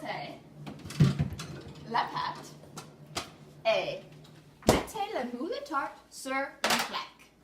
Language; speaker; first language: French; non-native, learner; English